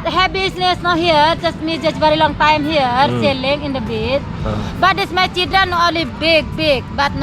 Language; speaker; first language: English; non-native, learner; Sasak